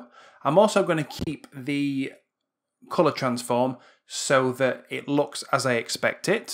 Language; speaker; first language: English; native; English